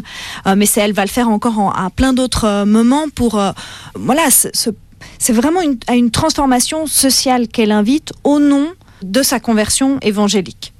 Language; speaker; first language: French; native; French